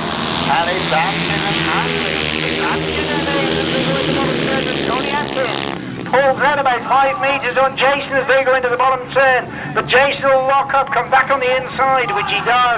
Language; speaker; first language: English; native; English